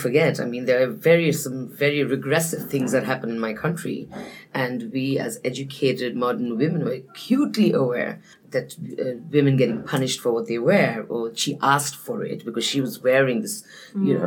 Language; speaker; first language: English; non-native, local second language; Nepali